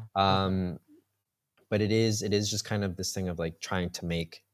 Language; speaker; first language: English; early bilingual, heritage; Spanish